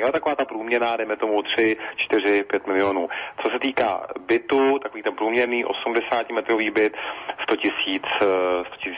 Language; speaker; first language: Czech; native; Czech